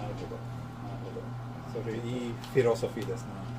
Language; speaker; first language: Japanese; non-native, fluent; Swedish